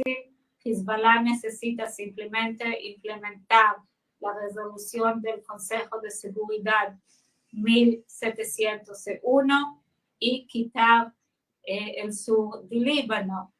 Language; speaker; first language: Spanish; non-native, fluent; Hebrew